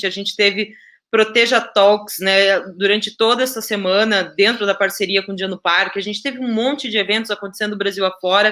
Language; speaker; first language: Portuguese; native; Portuguese